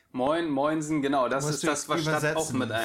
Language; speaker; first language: German; native; German